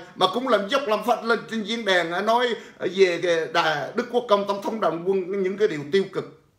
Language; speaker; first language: Vietnamese; native; Vietnamese